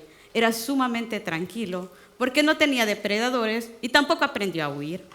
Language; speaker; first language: Spanish; native; Spanish